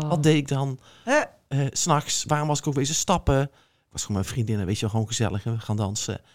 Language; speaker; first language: Dutch; native; Dutch